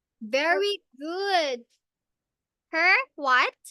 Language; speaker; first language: English; non-native, local second language; Filipino